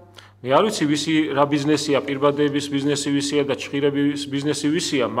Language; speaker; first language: Georgian; native; Georgian